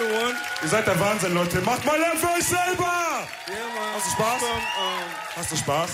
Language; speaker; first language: German; early bilingual, other home language; Wolof